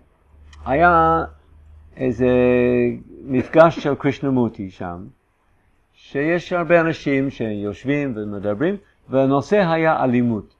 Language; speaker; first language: Hebrew; non-native, fluent; English